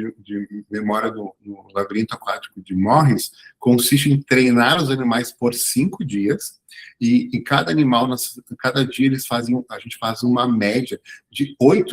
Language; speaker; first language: Portuguese; native; Portuguese